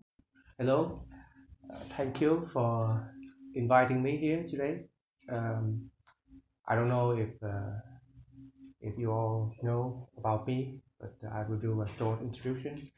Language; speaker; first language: English; non-native, fluent; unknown